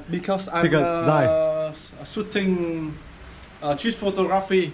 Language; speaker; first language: English; non-native, learner; Vietnamese